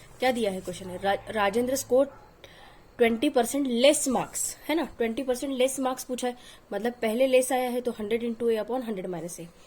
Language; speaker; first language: Hindi; non-native, local second language; Marathi